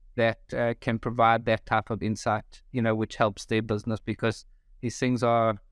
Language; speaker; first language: English; native; English